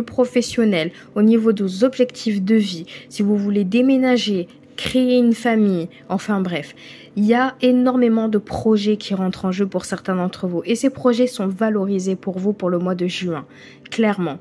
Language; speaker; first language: French; native; French